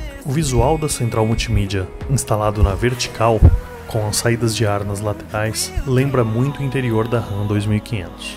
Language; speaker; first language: Portuguese; native; Portuguese